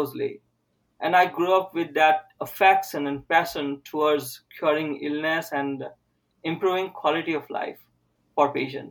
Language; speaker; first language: English; non-native, local second language; Gujarati